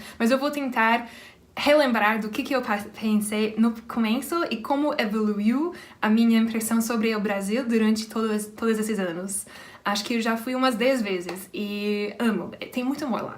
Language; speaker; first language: Portuguese; non-native, fluent; English